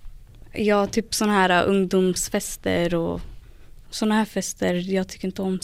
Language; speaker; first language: Swedish; early bilingual, other home language; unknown